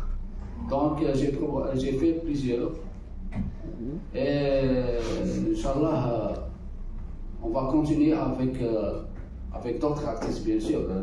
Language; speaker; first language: French; non-native, local second language; Arabic